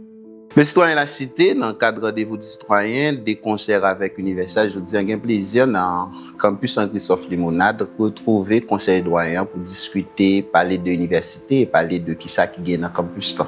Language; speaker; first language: Haitian Creole; native; Haitian Creole